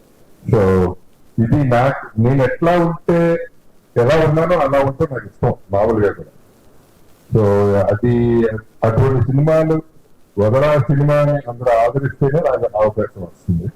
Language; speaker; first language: Telugu; native; Telugu